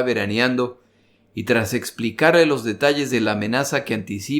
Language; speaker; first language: Spanish; native; Spanish